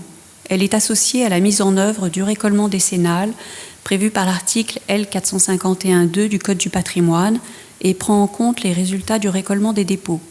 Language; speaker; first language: French; native; French